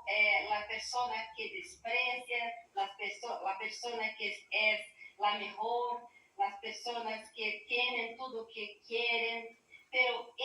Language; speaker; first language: Spanish; non-native, learner; Portuguese